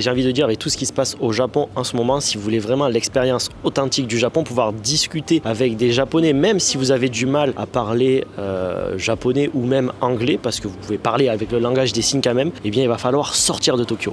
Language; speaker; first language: French; native; French